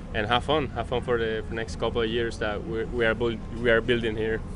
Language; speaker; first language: English; non-native, fluent; Spanish